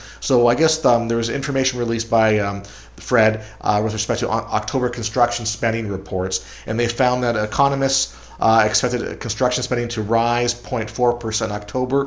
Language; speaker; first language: English; native; English